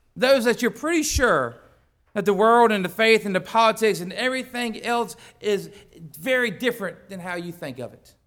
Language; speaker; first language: English; native; English